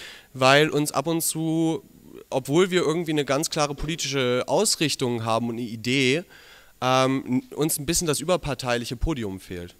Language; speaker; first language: German; native; German